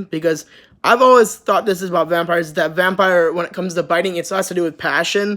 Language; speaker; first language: English; native; English